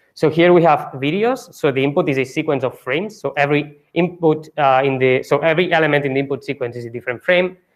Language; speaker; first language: English; non-native, fluent; Catalan